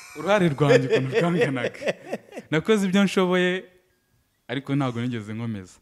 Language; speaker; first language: Kinyarwanda; native; Kinyarwanda